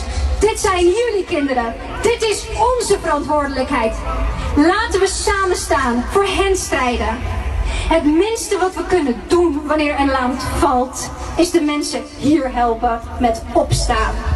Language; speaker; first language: Dutch; non-native, local second language; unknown